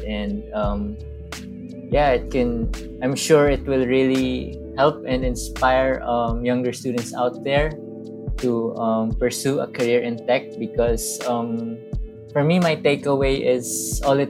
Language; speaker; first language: English; non-native, local second language; Hiligaynon